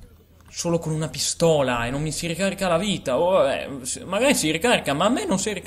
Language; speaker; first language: Italian; native; Italian